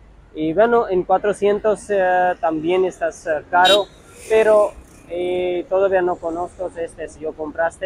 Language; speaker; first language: Spanish; non-native, learner; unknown